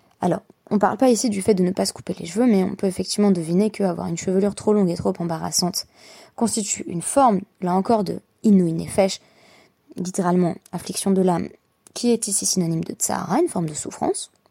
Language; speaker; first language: French; native; French